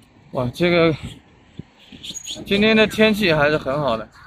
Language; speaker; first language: Chinese; native; Chinese